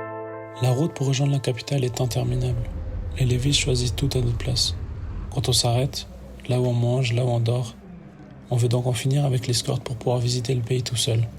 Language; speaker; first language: French; native; French